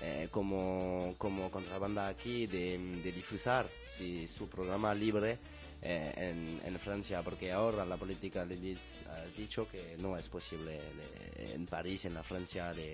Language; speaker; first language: Spanish; non-native, learner; French